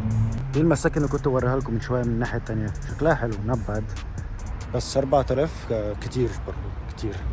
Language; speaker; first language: Arabic; native; Arabic